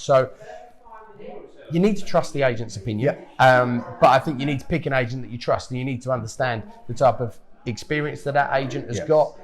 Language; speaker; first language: English; native; English